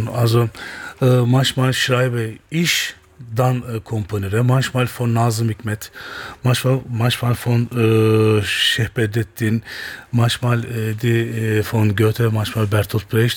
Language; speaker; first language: German; non-native, learner; Turkish